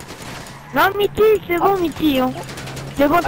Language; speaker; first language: French; native; French